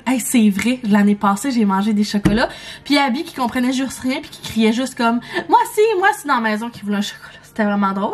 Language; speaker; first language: French; native; French